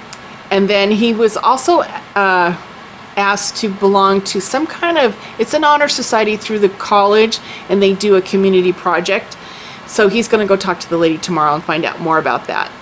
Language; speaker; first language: English; native; English